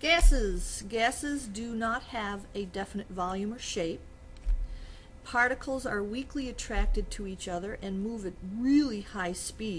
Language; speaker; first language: English; native; English